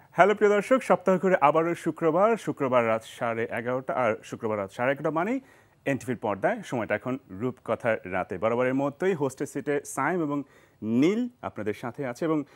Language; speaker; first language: Bangla; native; Bangla